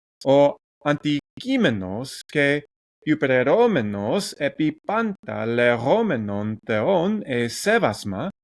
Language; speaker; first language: Greek; non-native, learner; English